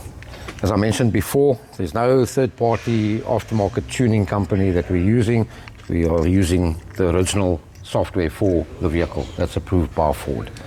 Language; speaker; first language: English; native; English